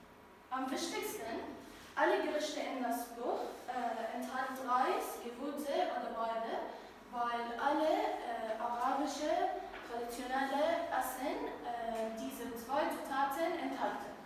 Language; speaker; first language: German; non-native, learner; Arabic